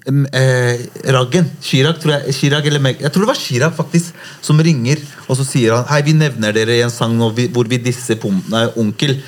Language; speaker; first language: Norwegian; early bilingual, other home language; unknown